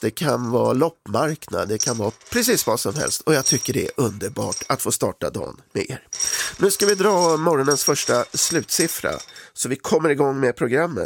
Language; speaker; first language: Swedish; native; Swedish